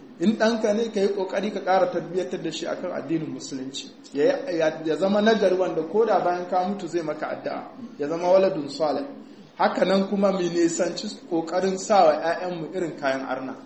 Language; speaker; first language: Hausa; native; Hausa